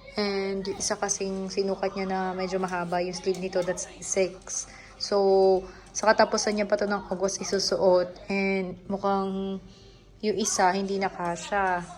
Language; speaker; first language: Filipino; native; Filipino